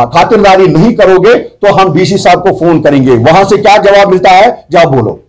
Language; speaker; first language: Urdu; non-native, local second language; Kashmiri